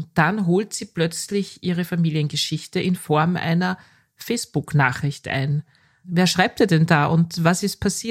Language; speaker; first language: German; native; German